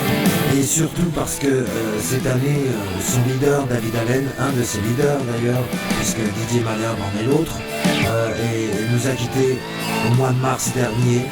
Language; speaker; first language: French; native; French